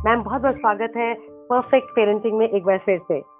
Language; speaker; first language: Hindi; native; Hindi